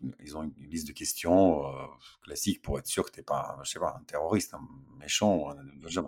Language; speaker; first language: French; non-native, fluent; Romanian